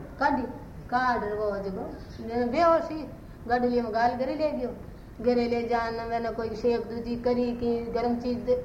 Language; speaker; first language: Hindi; native; Hindi